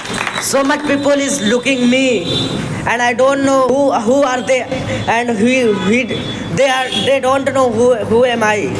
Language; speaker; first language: English; non-native, learner; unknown